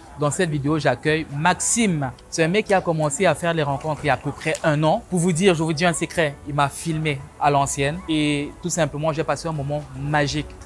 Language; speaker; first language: French; native; French